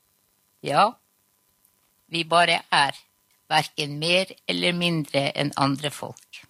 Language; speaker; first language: Norwegian; non-native, local second language; Northern Sami